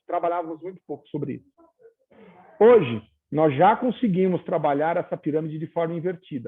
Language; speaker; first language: Portuguese; native; Portuguese